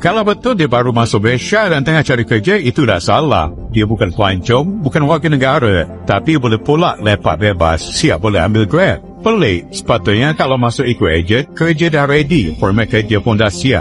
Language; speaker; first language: Malay; native; Malay